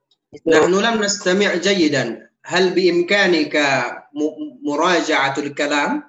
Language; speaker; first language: Arabic; non-native, fluent; Indonesian